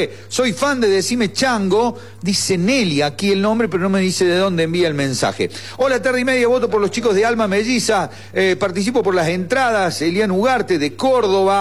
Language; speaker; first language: Spanish; native; Spanish